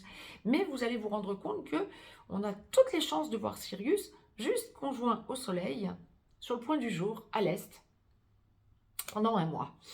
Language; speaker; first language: French; native; French